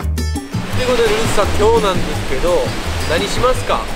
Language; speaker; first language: Japanese; native; Japanese